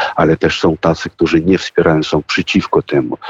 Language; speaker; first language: Polish; early bilingual, heritage; Russian